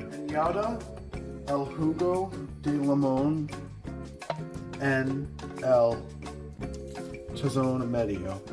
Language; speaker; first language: Spanish; non-native, learner; English